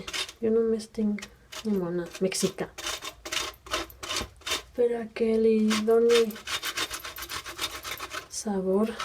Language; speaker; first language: Catalan; non-native, fluent; Spanish